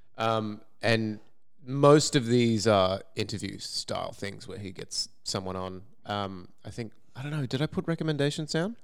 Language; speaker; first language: English; native; English